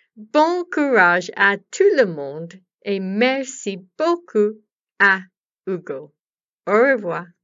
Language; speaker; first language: French; non-native, learner; English